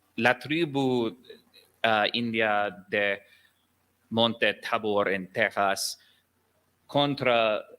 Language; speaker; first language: Spanish; non-native, learner; English